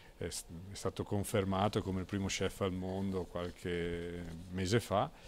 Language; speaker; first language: Italian; native; Italian